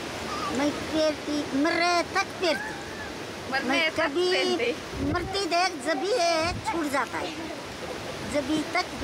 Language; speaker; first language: Hindi; non-native, local second language; Malayalam